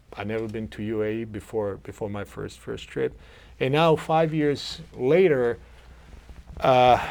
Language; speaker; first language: English; non-native, fluent; Croatian